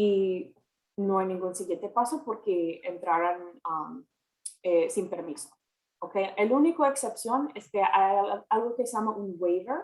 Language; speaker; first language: Spanish; non-native, fluent; English